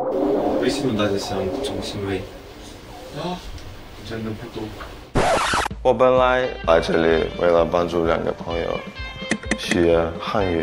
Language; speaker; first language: Chinese; non-native, fluent; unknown